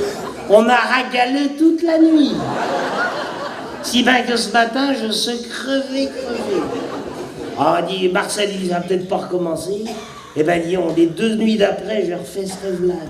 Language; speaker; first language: French; native; French